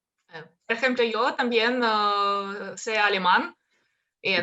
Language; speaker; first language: Spanish; non-native, fluent; Ukrainian